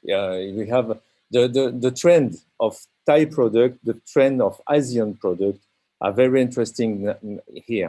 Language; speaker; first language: English; non-native, learner; French